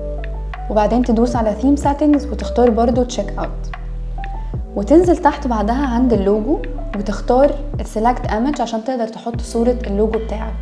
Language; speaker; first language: Arabic; native; Arabic